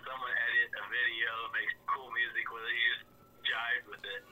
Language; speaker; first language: English; native; English